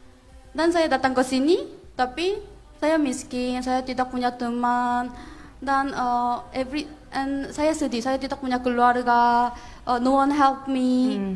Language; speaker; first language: Indonesian; non-native, fluent; Korean